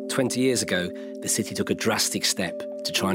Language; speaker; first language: English; native; English